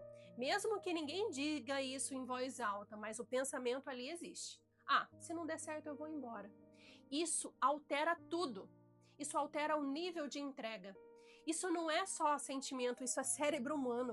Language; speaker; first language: Portuguese; native; Portuguese